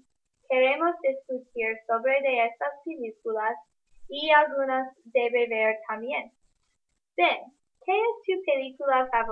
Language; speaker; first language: Spanish; non-native, learner; English